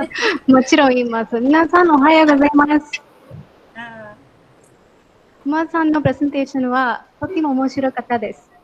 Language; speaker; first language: Japanese; non-native, learner; Tamil